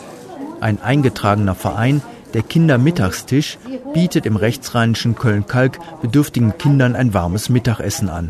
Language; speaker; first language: German; native; German